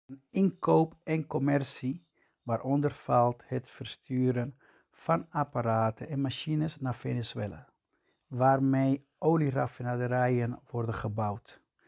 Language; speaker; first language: Dutch; non-native, fluent; Spanish